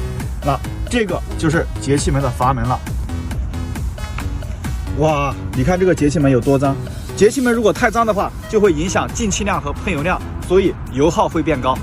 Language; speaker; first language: Chinese; native; Chinese